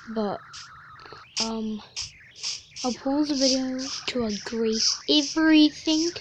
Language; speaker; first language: English; native; English